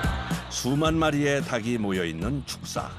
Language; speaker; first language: Korean; native; Korean